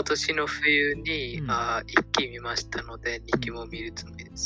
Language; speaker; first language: Japanese; non-native, learner; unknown